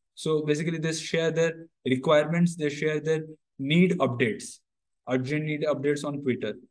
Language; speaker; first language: English; non-native, local second language; Odia